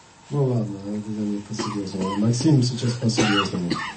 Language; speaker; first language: Russian; non-native, fluent; English